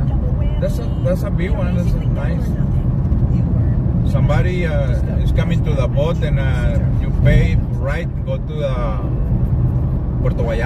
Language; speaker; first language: English; non-native, learner; Spanish